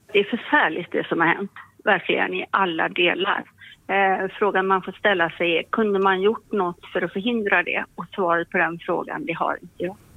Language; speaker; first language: Swedish; native; Swedish